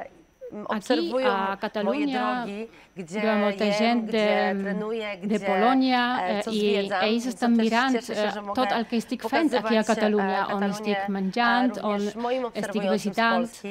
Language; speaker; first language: Catalan; non-native, learner; Polish